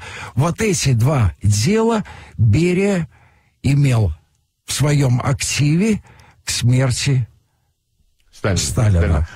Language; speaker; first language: Russian; native; Russian